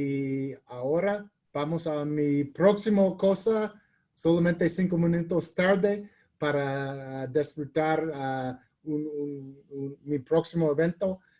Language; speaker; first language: Spanish; non-native, learner; English